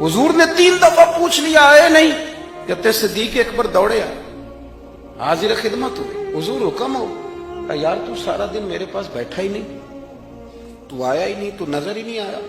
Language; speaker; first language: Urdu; non-native, local second language; Punjabi